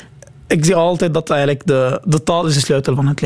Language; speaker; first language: Dutch; non-native, learner; Arabic